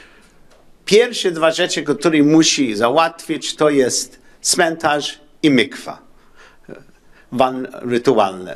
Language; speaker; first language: Polish; non-native, learner; English